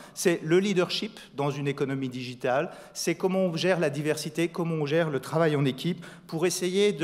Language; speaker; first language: French; native; French